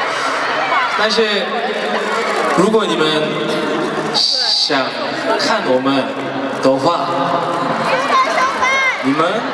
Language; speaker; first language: Chinese; non-native, learner; Korean